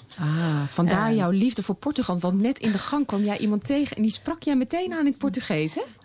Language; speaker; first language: Dutch; native; Dutch